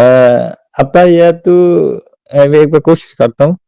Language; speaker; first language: Hindi; non-native, learner; Bangla